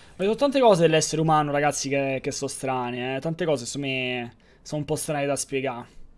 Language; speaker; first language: Italian; native; Italian